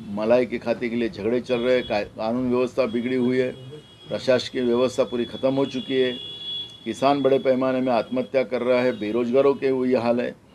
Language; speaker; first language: Hindi; non-native, local second language; Marathi